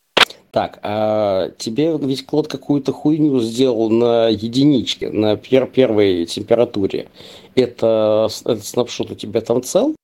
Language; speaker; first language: Russian; native; Russian